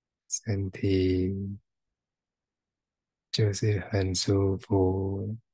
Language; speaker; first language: Chinese; non-native, fluent; Thai